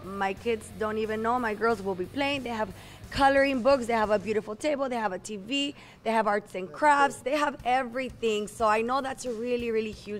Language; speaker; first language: English; early bilingual, other home language; Spanish